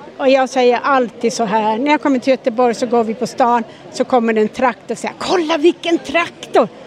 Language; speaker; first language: Swedish; native; Swedish